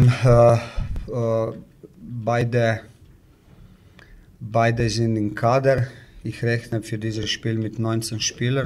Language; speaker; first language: German; non-native, fluent; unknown